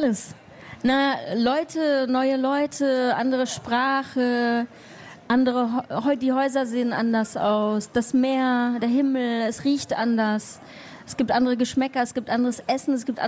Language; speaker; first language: German; native; German